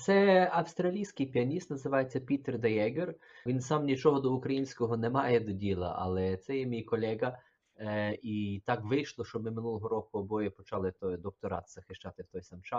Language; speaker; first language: Ukrainian; early bilingual, heritage; Ukrainian